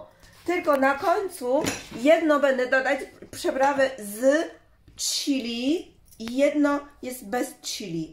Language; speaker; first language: Polish; non-native, learner; Chinese